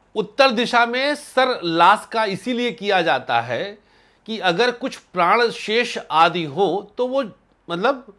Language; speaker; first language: Hindi; native; Hindi